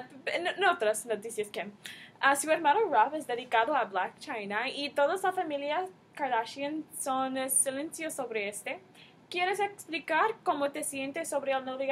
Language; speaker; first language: Spanish; non-native, learner; English